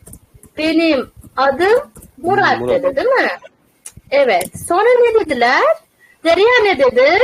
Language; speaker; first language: Turkish; non-native, fluent; Uzbek